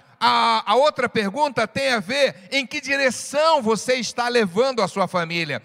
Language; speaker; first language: Portuguese; native; Portuguese